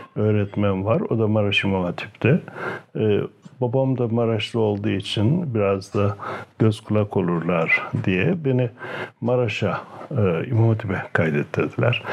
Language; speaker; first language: Turkish; native; Turkish